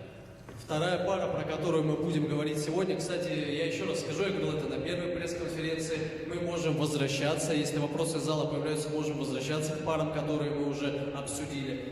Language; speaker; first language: Russian; native; Russian